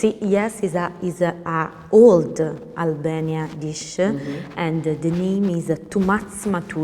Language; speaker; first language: English; non-native, learner; Italian